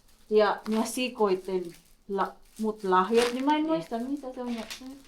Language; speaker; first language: Finnish; non-native, learner; Filipino